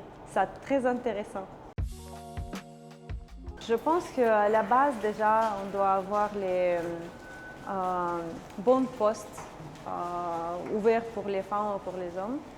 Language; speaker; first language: French; non-native, learner; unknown